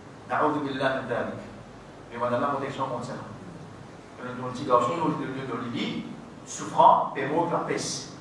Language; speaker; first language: French; non-native, local second language; Morisyen